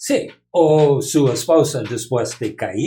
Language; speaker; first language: Spanish; non-native, learner; English